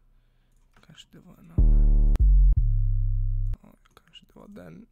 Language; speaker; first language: Swedish; early bilingual, other home language; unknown